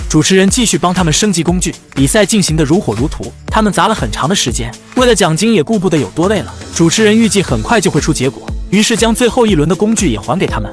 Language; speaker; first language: Chinese; native; Chinese